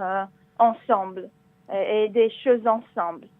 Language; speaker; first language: French; non-native, learner; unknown